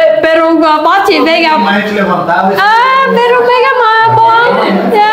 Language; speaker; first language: Portuguese; non-native, learner; Vietnamese